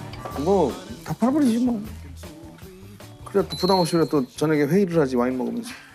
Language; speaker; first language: Korean; native; Korean